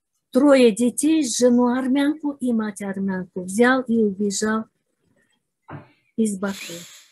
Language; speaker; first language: Russian; non-native, local second language; Azerbaijani